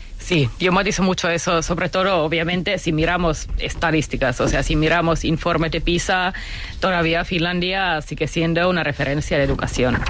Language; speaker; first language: Spanish; non-native, fluent; Finnish